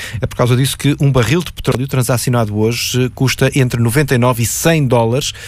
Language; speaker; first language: Portuguese; native; Portuguese